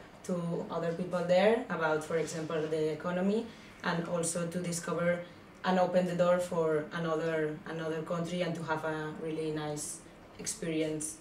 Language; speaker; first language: English; non-native, learner; Spanish